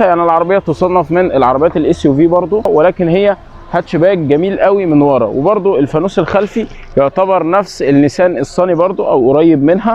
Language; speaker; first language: Arabic; native; Arabic